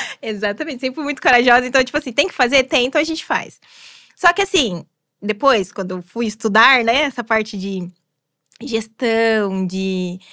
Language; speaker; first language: Portuguese; native; Portuguese